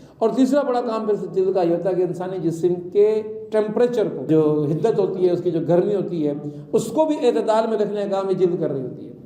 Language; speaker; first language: Urdu; non-native, local second language; Sindhi